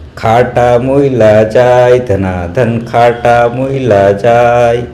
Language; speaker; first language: Gujarati; non-native, local second language; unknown